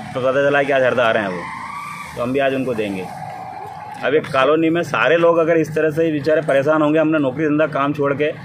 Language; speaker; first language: Hindi; native; Hindi